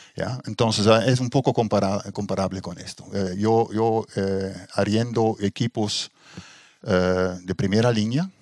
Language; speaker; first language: Spanish; non-native, fluent; Dutch